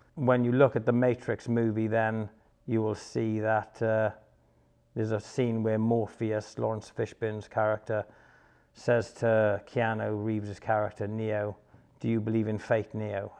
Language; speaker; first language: English; native; English